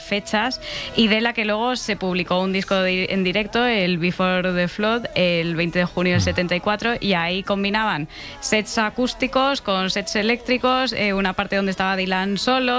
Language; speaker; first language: Spanish; native; Spanish